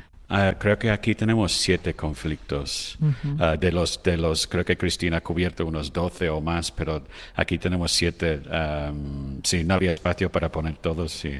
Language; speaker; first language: Spanish; non-native, fluent; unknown